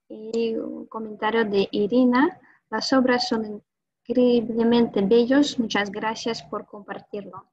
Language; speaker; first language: Spanish; non-native, fluent; Russian